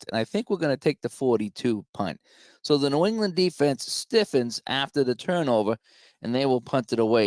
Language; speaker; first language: English; native; English